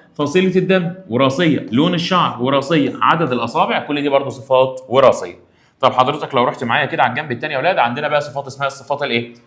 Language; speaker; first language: Egyptian Arabic; native; Egyptian Arabic